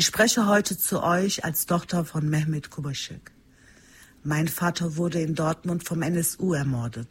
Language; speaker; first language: German; early bilingual, other home language; Turkish